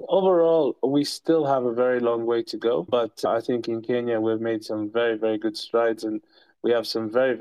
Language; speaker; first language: English; non-native, local second language; Ganda